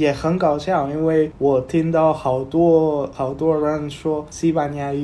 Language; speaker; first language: Chinese; non-native, learner; Spanish